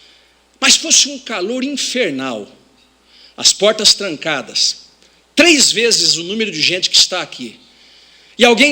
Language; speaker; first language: Portuguese; native; Portuguese